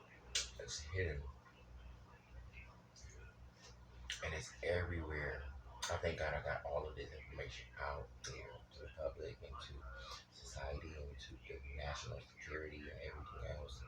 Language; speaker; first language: English; native; English